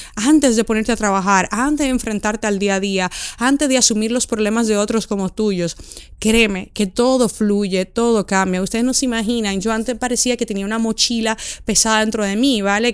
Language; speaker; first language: Spanish; native; Spanish